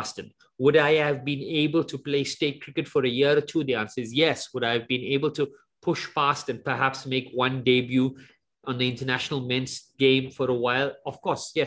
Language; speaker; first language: English; native; English